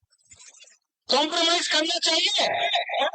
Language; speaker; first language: Hindi; non-native, local second language; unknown